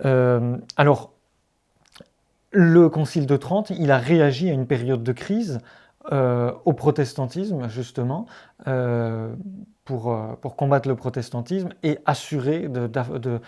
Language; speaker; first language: French; native; French